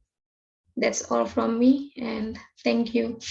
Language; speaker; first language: English; non-native, learner; Indonesian